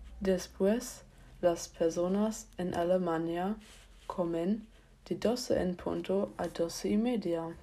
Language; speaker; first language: Spanish; non-native, learner; German